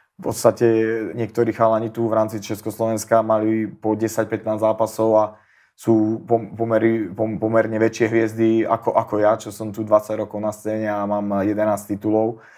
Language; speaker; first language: Slovak; native; Slovak